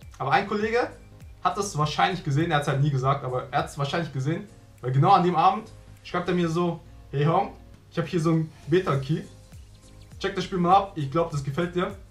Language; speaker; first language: German; early bilingual, other home language; Vietnamese